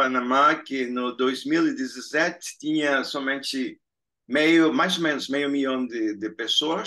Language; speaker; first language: Portuguese; non-native, fluent; Spanish